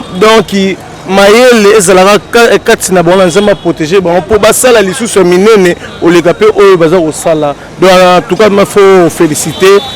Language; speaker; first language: Lingala; native; Lingala